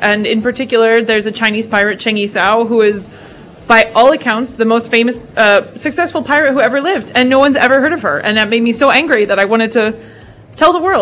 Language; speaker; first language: English; native; English